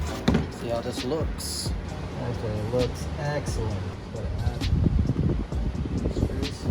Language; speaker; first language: English; native; English